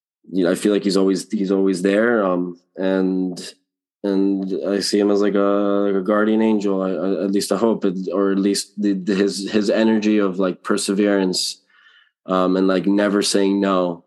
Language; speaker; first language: English; early bilingual, other home language; Spanish